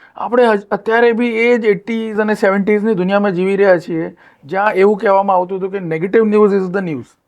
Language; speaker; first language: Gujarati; non-native, local second language; Hindi